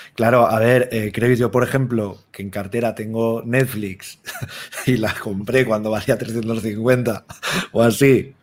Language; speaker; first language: Spanish; native; Spanish